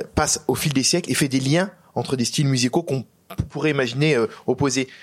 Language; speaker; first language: French; native; French